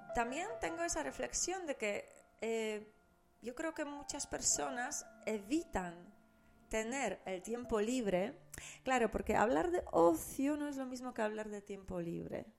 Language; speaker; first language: Spanish; non-native, fluent; Polish